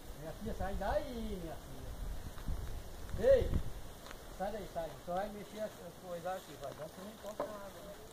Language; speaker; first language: Portuguese; native; Portuguese